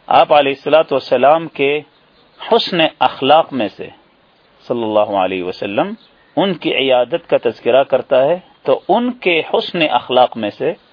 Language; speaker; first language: Urdu; native; Urdu